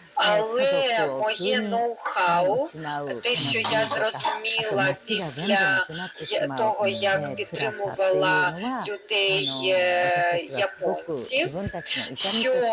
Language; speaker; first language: Ukrainian; non-native, fluent; Japanese